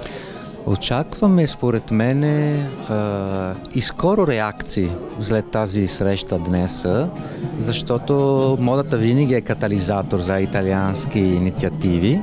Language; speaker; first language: Bulgarian; non-native, fluent; Italian